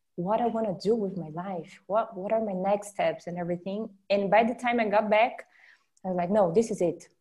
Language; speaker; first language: English; non-native, fluent; Portuguese